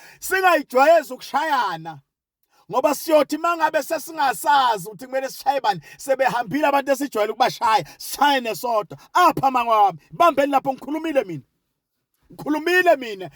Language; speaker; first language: Zulu; non-native, local second language; Swati